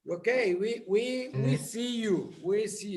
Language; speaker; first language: English; non-native, learner; Italian